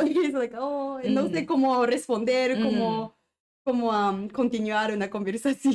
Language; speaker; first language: Spanish; non-native, learner; Japanese